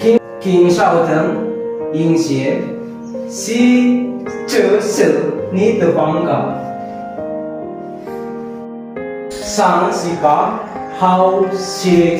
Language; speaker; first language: Chinese; non-native, learner; Indonesian